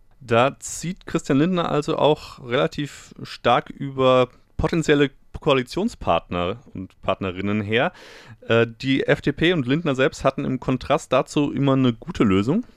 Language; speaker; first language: German; native; German